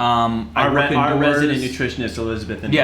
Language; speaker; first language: English; native; English